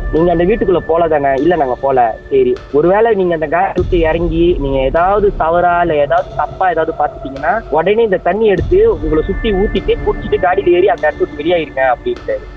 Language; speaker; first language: Tamil; early bilingual, heritage; Tamil